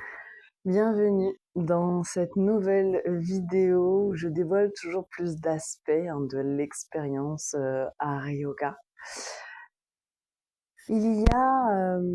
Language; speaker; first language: French; native; French